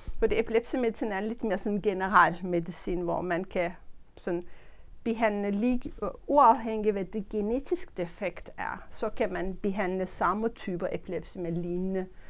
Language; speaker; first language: Danish; non-native, fluent; Turkish